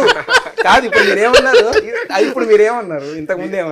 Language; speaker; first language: Telugu; native; Telugu